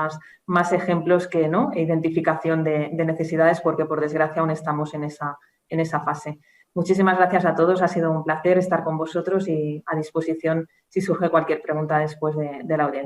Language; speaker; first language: Spanish; native; Spanish